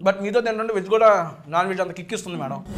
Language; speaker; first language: Telugu; native; Telugu